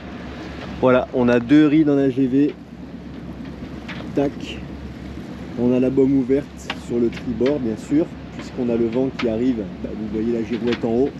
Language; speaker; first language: French; native; French